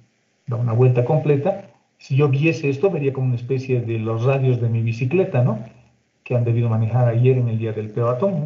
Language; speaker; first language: Spanish; native; Spanish